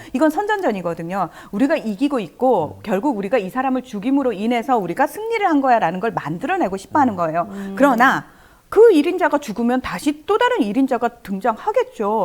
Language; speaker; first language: Korean; native; Korean